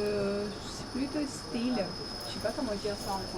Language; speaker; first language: French; non-native, fluent; Hindi